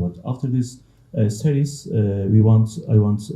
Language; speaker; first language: English; non-native, learner; Kurdish